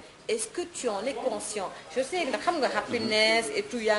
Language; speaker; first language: French; non-native, local second language; Wolof